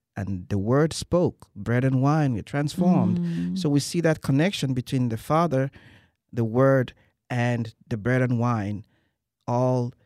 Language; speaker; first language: English; non-native, local second language; Igbo